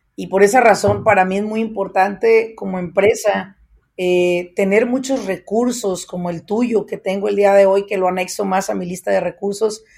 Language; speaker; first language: Spanish; native; Spanish